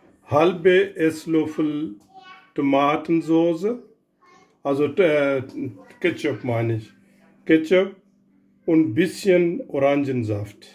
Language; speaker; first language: German; non-native, learner; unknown